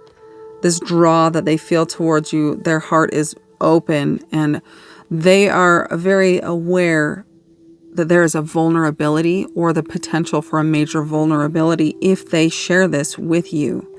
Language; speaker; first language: English; native; English